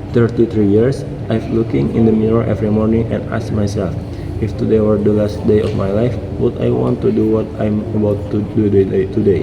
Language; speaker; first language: English; non-native, learner; Indonesian